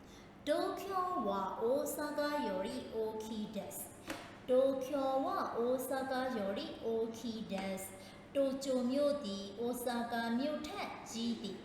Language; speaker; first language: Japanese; non-native, fluent; Burmese